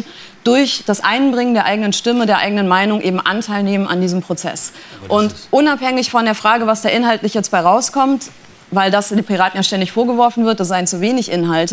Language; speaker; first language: German; native; German